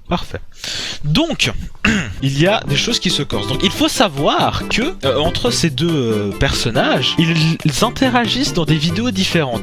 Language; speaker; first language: French; native; French